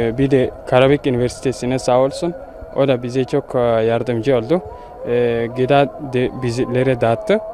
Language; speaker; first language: Turkish; non-native, fluent; Arabic